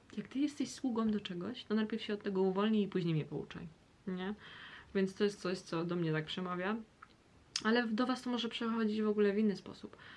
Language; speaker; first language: Polish; early bilingual, heritage; Polish